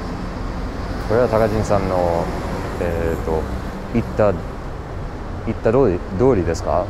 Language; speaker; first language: Japanese; non-native, learner; English